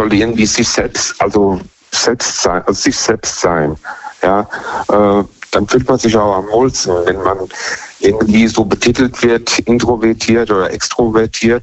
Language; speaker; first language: German; native; German